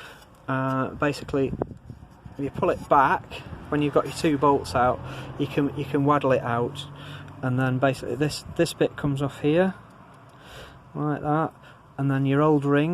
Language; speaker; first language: English; native; English